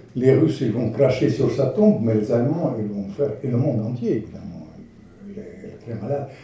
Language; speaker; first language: French; non-native, fluent; Ukrainian